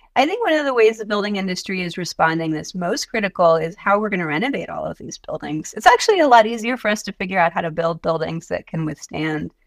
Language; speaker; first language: English; native; English